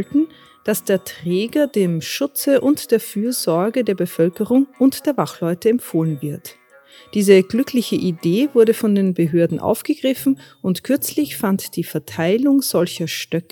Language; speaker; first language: German; native; German